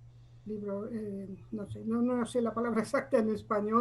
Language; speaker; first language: Spanish; native; Spanish